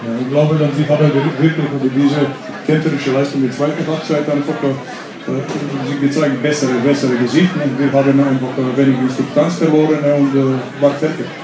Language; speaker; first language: German; non-native, fluent; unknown